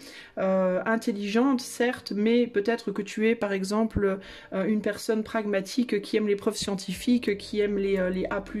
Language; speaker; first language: French; native; French